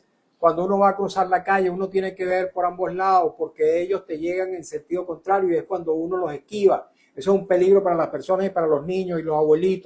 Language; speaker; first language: Spanish; native; Spanish